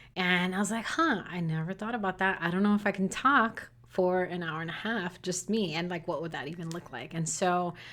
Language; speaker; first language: English; native; English